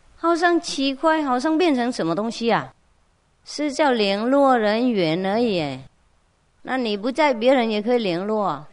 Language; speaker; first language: Chinese; non-native, fluent; Vietnamese